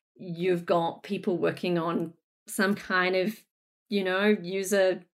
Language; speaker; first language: English; native; English